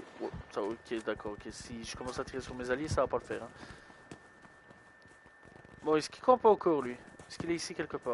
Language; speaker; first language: French; native; French